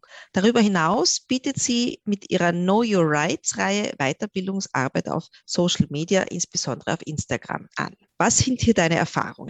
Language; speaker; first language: German; native; German